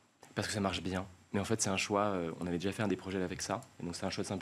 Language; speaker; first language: French; native; French